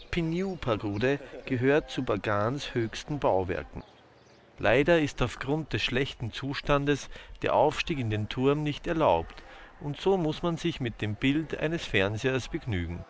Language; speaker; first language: German; native; German